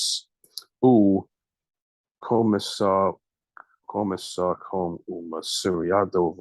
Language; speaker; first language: Portuguese; non-native, learner; English